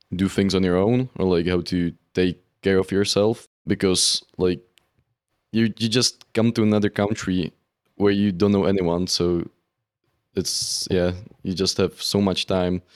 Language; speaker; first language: English; non-native, fluent; Czech